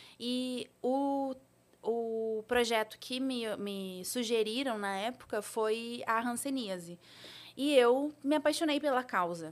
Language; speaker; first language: Portuguese; native; Portuguese